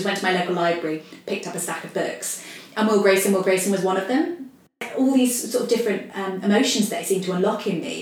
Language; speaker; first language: English; native; English